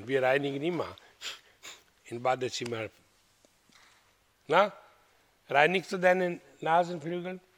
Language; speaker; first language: German; non-native, fluent; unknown